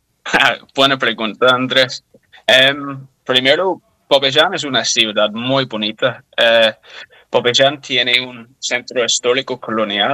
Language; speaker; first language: Spanish; non-native, fluent; English